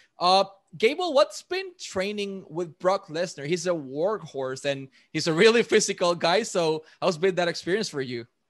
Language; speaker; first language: English; non-native, local second language; Spanish